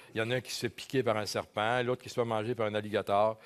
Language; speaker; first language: French; native; French